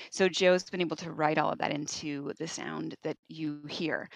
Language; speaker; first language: English; native; English